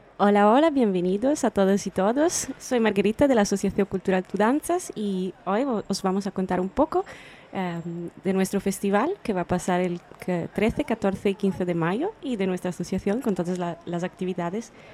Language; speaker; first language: Spanish; non-native, fluent; Italian